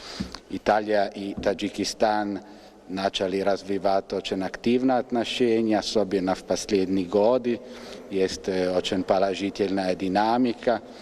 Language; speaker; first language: Russian; non-native, fluent; Italian